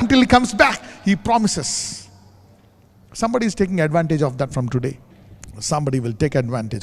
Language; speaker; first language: English; non-native, local second language; Telugu